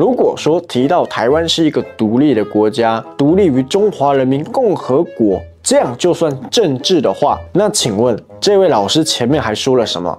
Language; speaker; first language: Chinese; native; Chinese